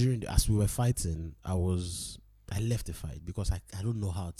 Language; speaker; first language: English; non-native, local second language; Yoruba